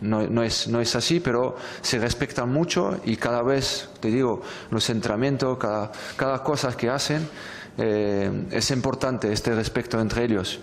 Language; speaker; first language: Spanish; non-native, fluent; French